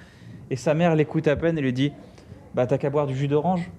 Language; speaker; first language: French; native; French